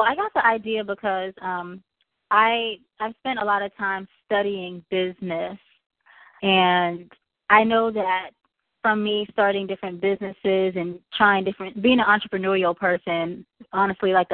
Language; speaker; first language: English; native; English